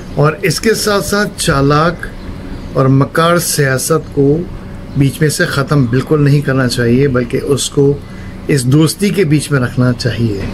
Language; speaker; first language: Urdu; native; Urdu